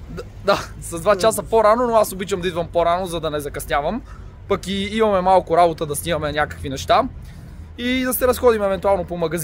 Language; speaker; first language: Bulgarian; native; Bulgarian